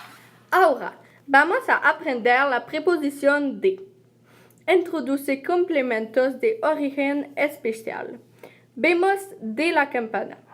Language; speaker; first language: Spanish; non-native, learner; French